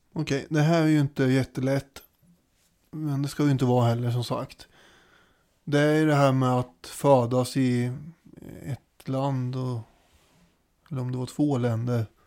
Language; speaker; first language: Swedish; native; Swedish